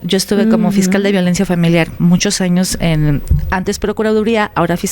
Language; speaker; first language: Spanish; native; Spanish